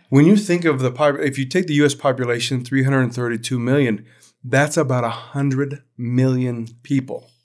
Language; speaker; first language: English; native; English